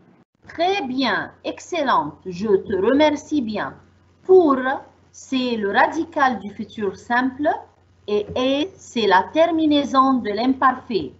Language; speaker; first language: French; non-native, fluent; Arabic